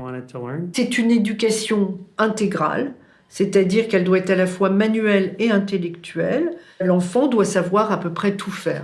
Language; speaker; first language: French; native; French